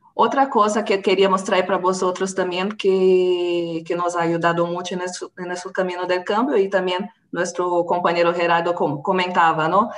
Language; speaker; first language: Spanish; non-native, fluent; Portuguese